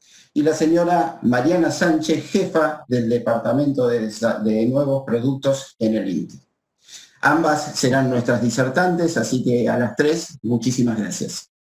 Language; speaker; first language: Spanish; native; Spanish